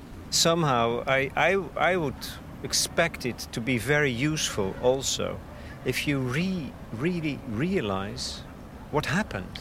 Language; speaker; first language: English; non-native, fluent; Dutch